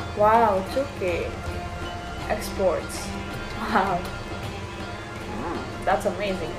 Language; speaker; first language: English; non-native, fluent; Urdu